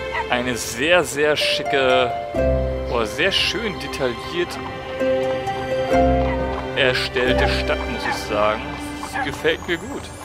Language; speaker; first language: German; native; German